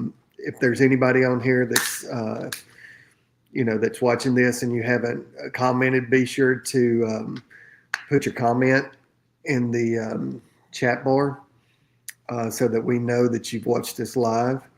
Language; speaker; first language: English; native; English